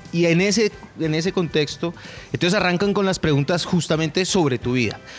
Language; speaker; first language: Spanish; native; Spanish